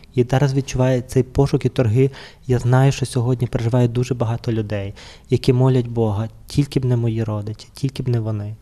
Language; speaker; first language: Ukrainian; native; Ukrainian